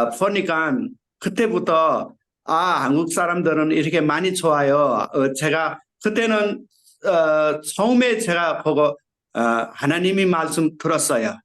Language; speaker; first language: Korean; non-native, learner; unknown